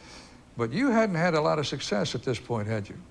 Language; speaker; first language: English; native; English